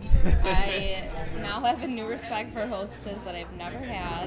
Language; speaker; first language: English; native; English